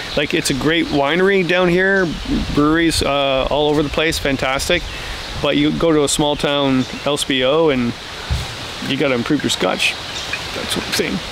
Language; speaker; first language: English; native; English